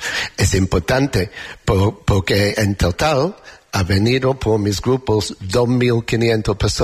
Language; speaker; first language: Spanish; non-native, learner; English